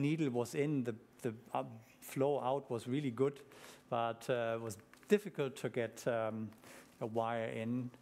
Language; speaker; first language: English; non-native, fluent; German